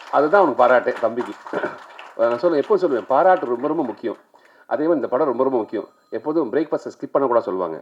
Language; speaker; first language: Tamil; native; Tamil